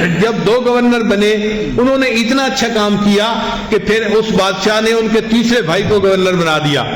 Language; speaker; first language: Urdu; non-native, local second language; Punjabi